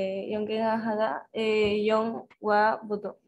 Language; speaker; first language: Korean; non-native, learner; Spanish